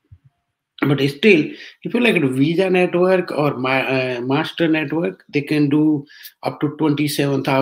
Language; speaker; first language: English; non-native, local second language; Hindi